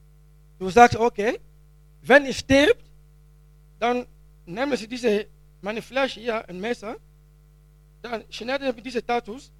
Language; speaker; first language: German; non-native, learner; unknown